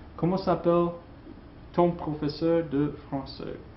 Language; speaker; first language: French; non-native, fluent; English